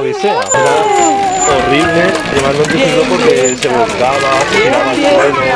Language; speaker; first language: Spanish; native; Spanish